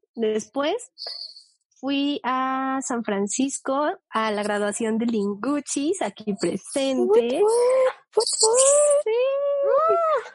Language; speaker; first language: Spanish; native; Spanish